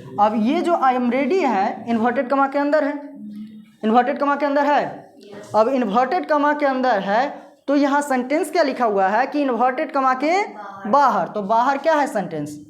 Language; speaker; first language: Hindi; native; Hindi